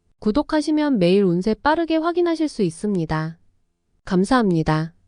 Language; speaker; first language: Korean; native; Korean